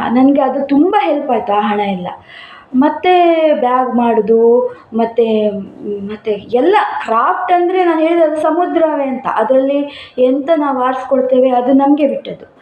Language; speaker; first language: Kannada; non-native, local second language; Konkani